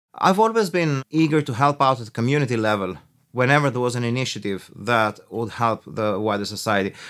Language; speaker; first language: English; early bilingual, other home language; Albanian